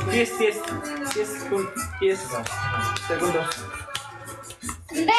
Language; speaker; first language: English; non-native, learner; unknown